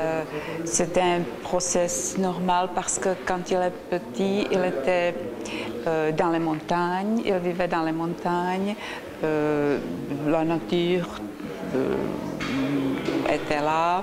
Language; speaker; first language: French; non-native, learner; Czech